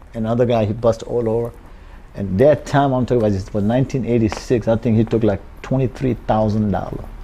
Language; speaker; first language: English; non-native, local second language; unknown